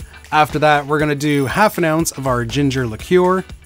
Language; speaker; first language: English; native; English